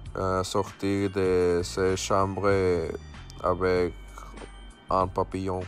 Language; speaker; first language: French; non-native, learner; Spanish